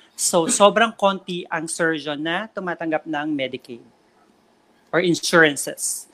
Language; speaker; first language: Filipino; native; Filipino